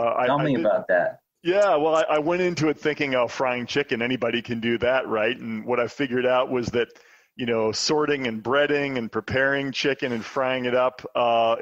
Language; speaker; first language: English; native; English